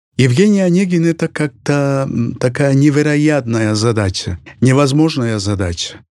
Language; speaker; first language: Russian; non-native, fluent; Spanish